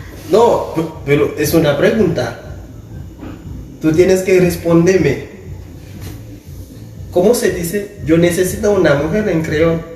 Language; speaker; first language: Spanish; non-native, learner; Haitian Creole